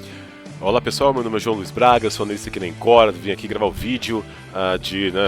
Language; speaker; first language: Portuguese; native; Portuguese